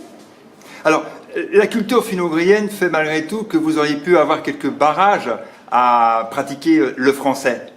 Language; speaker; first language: French; native; French